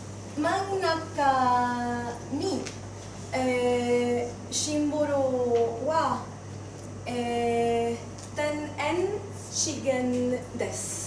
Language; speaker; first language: Japanese; non-native, learner; Spanish